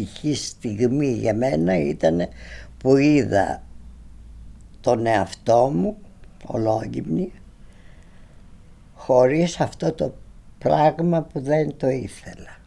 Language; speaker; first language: Greek; native; Greek